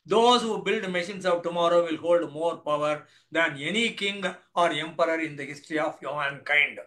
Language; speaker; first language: English; non-native, local second language; Tamil